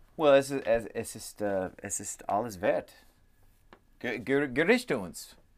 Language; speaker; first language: German; non-native, learner; English